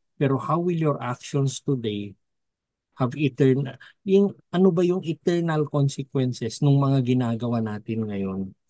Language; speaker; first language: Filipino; non-native, local second language; Iloko